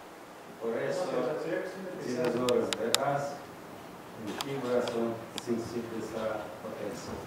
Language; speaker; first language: Spanish; non-native, fluent; Russian